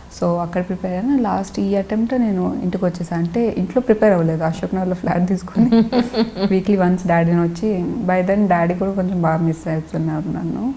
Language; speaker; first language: Telugu; non-native, local second language; Lambadi